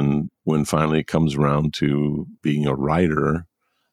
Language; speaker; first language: English; native; English